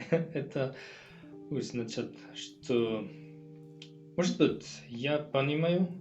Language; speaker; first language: Russian; non-native, learner; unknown